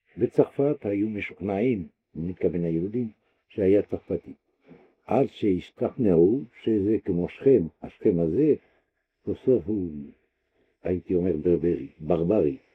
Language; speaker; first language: Hebrew; non-native, fluent; French